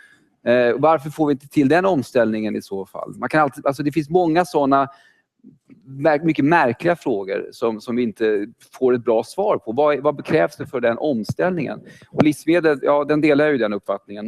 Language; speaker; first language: Swedish; native; Swedish